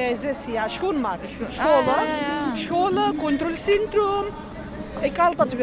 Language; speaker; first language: Dutch; non-native, learner; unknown